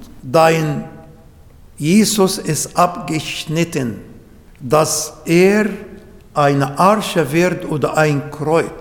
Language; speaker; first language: German; non-native, learner; Arabic